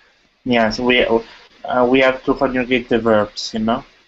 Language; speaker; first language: English; non-native, fluent; Italian